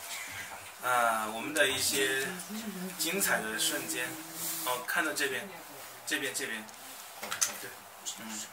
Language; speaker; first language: Chinese; native; Chinese